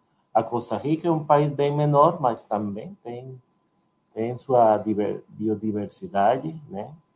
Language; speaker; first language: Portuguese; non-native, learner; Spanish